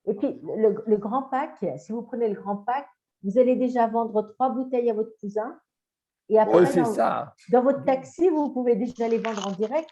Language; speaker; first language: French; native; French